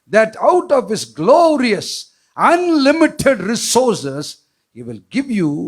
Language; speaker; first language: English; non-native, local second language; Tamil